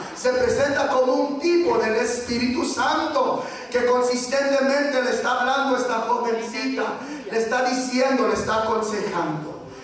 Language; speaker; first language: Spanish; early bilingual, heritage; Spanish